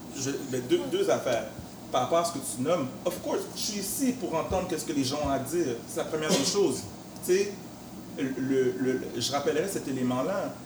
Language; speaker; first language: French; native; French